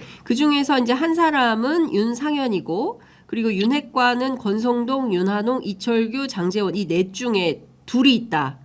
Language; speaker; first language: Korean; native; Korean